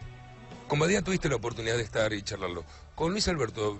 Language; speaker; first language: Spanish; native; Spanish